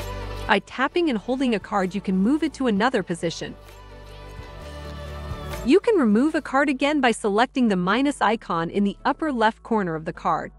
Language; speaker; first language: English; non-native, fluent; Dutch